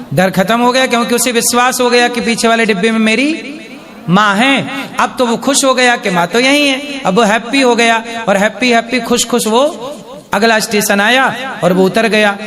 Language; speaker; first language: Hindi; native; Hindi